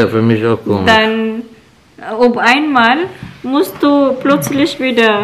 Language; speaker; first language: German; non-native, learner; Filipino